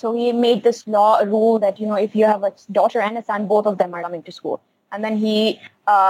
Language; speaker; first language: English; non-native, local second language; Khowar